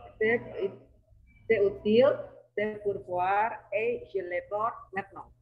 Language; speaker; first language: French; non-native, learner; Indonesian